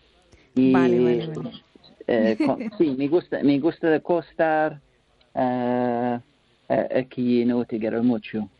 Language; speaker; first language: Spanish; non-native, learner; English